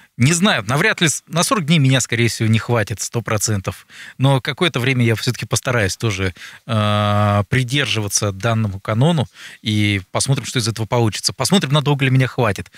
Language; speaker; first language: Russian; native; Russian